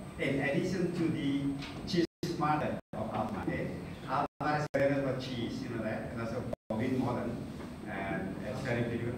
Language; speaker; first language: English; non-native, fluent; Indonesian